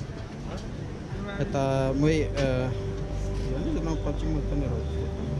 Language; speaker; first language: Russian; non-native, learner; Urdu